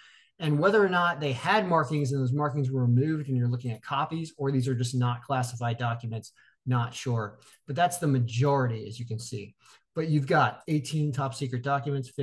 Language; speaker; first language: English; native; English